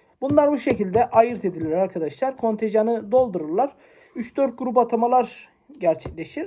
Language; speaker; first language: Turkish; native; Turkish